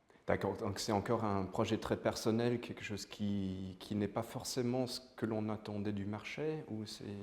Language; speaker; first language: French; native; French